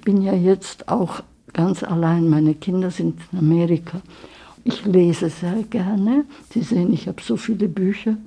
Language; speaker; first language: German; early bilingual, heritage; German